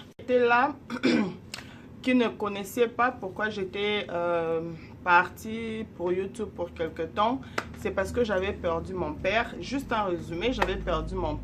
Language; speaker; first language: French; non-native, local second language; Lingala